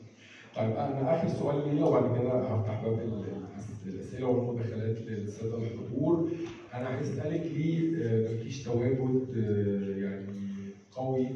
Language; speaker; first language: Arabic; native; Arabic